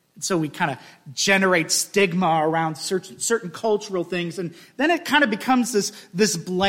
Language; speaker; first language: English; native; English